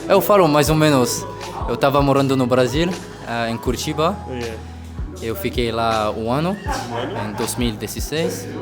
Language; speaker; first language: Portuguese; non-native, learner; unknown